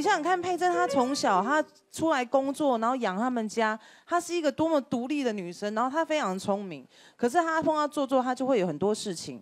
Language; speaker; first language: Chinese; native; Chinese